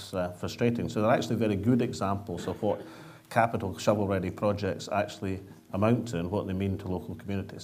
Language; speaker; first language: English; native; English